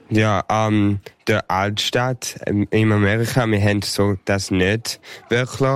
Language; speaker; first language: German; early bilingual, heritage; English